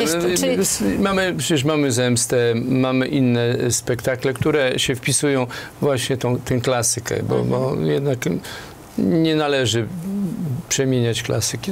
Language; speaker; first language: Polish; native; Polish